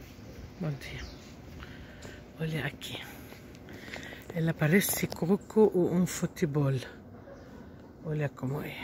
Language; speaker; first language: Portuguese; non-native, fluent; Arabic